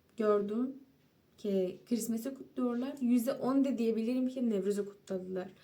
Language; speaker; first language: Turkish; non-native, fluent; Persian